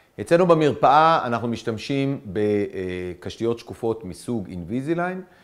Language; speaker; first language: Hebrew; native; Hebrew